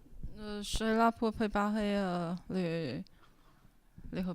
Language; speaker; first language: French; non-native, fluent; Chinese